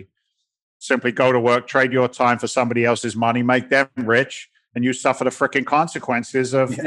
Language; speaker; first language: English; native; English